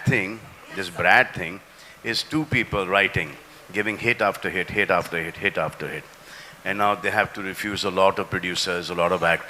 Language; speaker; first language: English; non-native, local second language; Hindi